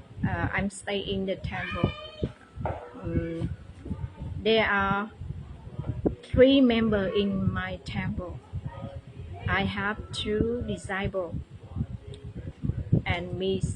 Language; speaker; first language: English; non-native, learner; Vietnamese